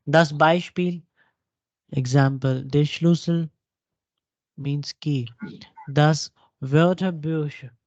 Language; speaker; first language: German; non-native, fluent; Urdu